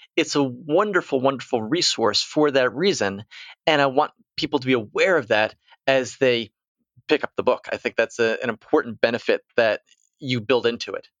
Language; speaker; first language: English; native; English